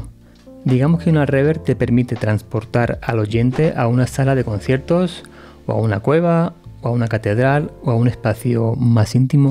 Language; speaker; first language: Spanish; native; Spanish